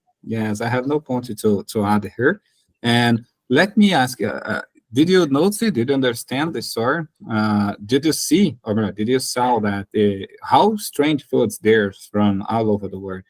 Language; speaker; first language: English; non-native, learner; Portuguese